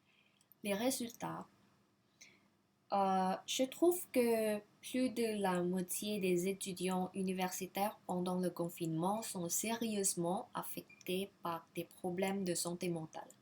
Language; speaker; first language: French; non-native, learner; Thai